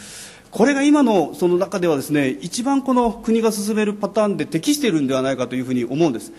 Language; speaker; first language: Japanese; native; Japanese